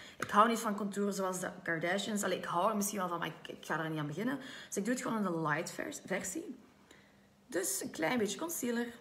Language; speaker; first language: Dutch; native; Dutch